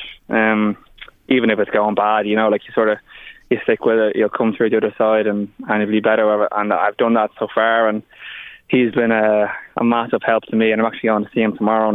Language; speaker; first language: English; native; English